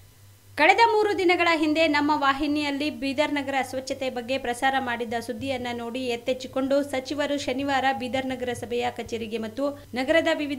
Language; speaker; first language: Kannada; native; Kannada